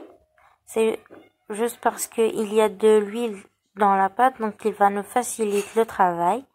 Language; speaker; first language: French; non-native, local second language; Arabic